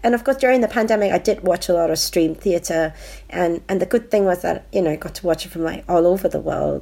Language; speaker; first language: English; non-native, local second language; Cantonese